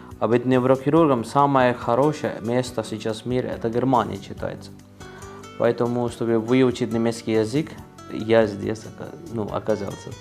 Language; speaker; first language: Russian; non-native, learner; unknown